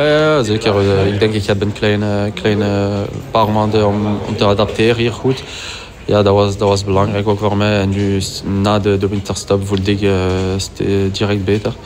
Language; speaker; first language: Dutch; non-native, local second language; French